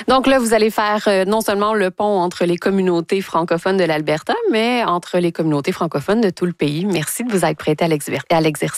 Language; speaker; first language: French; native; French